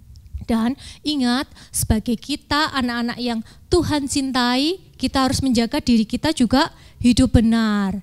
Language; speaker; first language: Indonesian; native; Indonesian